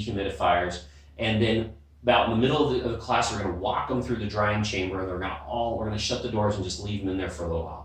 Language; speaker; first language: English; native; English